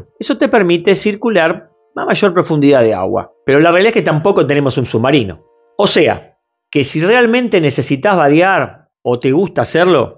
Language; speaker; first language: Spanish; native; Spanish